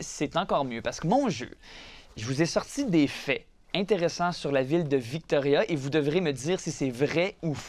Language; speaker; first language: French; native; French